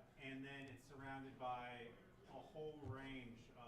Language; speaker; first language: English; native; English